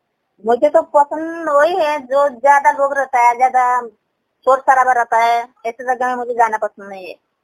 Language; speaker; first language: Hindi; non-native, local second language; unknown